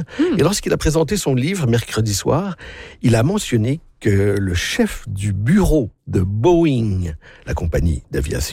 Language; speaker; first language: French; native; French